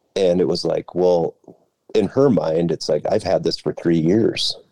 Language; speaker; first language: English; native; English